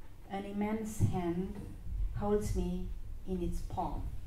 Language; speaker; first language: English; non-native, fluent; Romanian